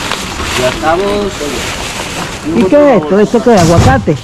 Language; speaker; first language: Spanish; non-native, learner; Filipino